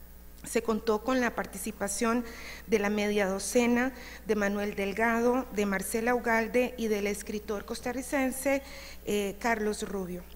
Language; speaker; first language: Spanish; native; Spanish